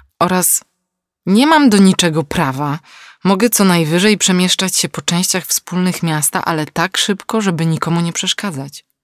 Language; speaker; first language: Polish; native; Polish